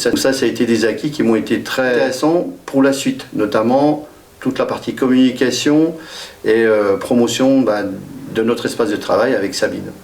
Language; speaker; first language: French; native; French